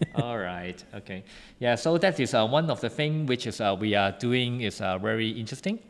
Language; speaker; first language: English; non-native, local second language; Cantonese